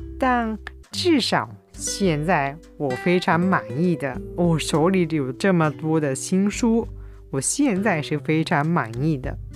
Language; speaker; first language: Chinese; non-native, fluent; Japanese